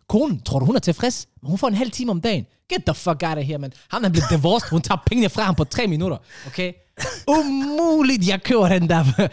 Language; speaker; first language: Danish; early bilingual, other home language; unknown